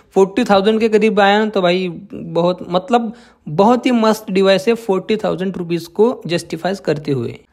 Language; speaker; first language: Hindi; non-native, local second language; Marathi